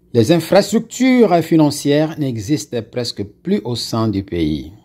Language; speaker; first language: French; non-native, local second language; Lingala